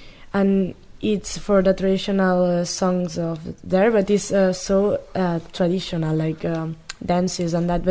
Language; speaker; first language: English; non-native, learner; Catalan